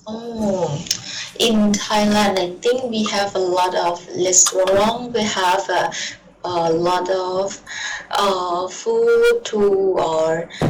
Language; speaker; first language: English; non-native, learner; Thai